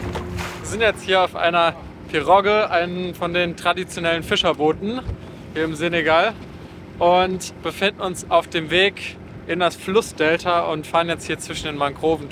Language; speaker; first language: German; native; German